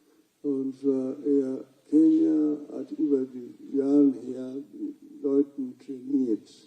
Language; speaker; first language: German; non-native, fluent; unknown